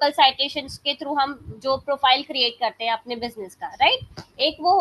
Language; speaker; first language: Hindi; native; Hindi